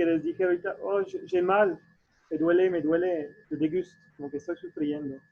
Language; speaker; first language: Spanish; non-native, fluent; French